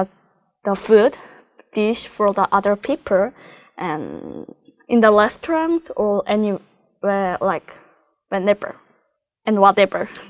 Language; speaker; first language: English; non-native, learner; Korean